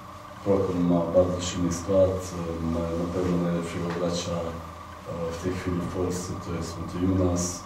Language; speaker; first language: Polish; non-native, fluent; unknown